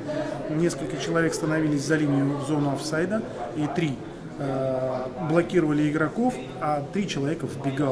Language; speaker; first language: Russian; native; Russian